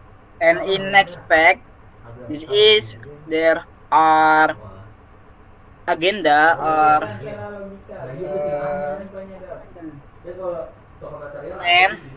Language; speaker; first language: English; non-native, learner; Indonesian